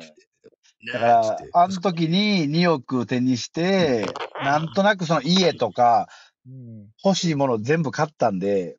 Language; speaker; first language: Japanese; native; Japanese